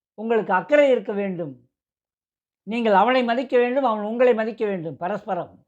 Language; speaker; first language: Tamil; native; Tamil